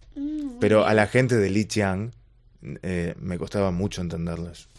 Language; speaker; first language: Spanish; native; Spanish